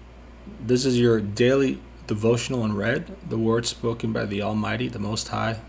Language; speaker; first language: English; native; English